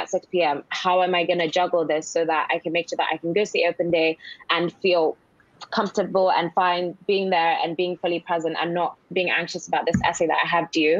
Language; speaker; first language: English; non-native, local second language; Yoruba